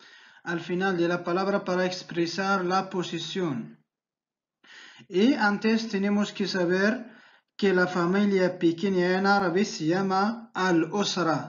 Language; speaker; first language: Spanish; non-native, fluent; Arabic